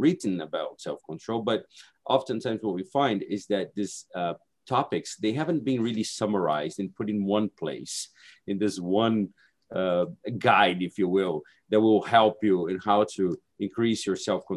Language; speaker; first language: English; non-native, fluent; Portuguese